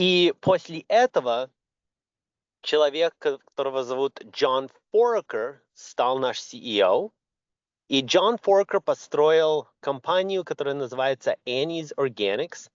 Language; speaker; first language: Russian; early bilingual, heritage; Russian